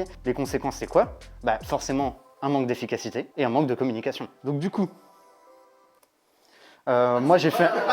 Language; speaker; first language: French; native; French